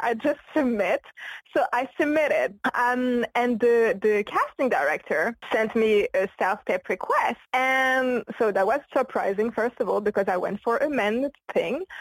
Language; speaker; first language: English; non-native, fluent; French